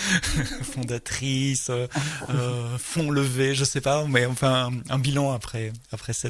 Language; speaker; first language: French; native; French